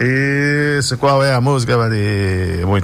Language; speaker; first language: Portuguese; native; Portuguese